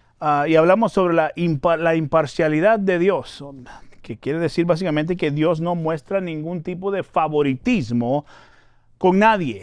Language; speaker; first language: Spanish; native; Spanish